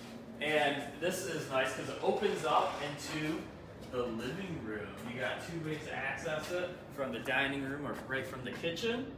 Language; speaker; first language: English; native; English